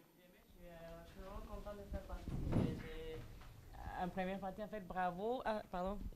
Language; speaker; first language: French; native; French